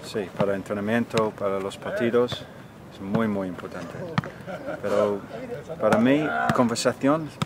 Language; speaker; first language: Spanish; non-native, learner; English